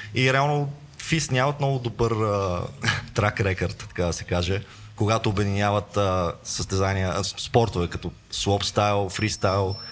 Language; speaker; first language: Bulgarian; native; Bulgarian